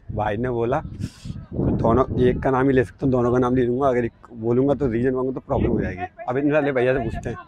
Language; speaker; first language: Hindi; native; Hindi